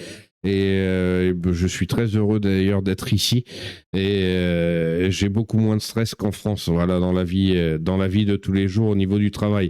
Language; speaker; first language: French; native; French